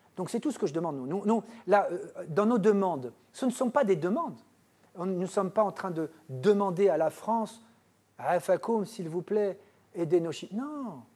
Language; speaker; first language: French; native; French